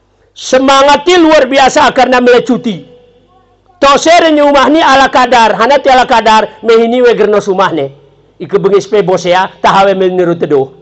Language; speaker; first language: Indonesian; non-native, local second language; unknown